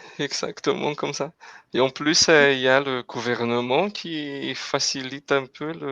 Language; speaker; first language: French; non-native, local second language; Malagasy